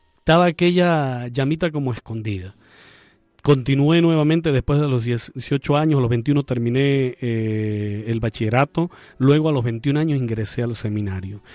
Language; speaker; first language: Spanish; native; Spanish